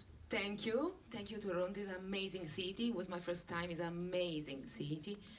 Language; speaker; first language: English; non-native, learner; Italian